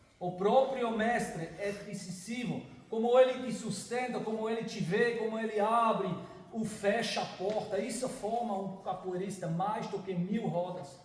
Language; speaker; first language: Portuguese; non-native, fluent; German